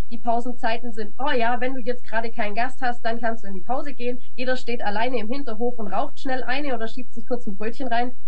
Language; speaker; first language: German; native; German